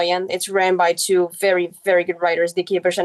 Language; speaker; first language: English; non-native, fluent; Czech